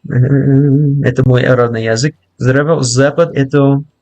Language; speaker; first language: Russian; non-native, learner; English